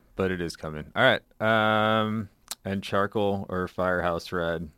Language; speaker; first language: English; native; English